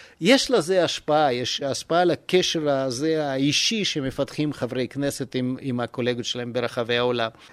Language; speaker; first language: Hebrew; non-native, fluent; Russian